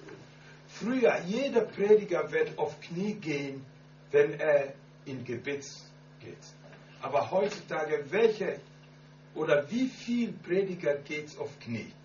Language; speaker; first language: German; non-native, learner; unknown